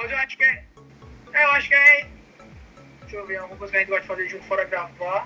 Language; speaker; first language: Portuguese; native; Portuguese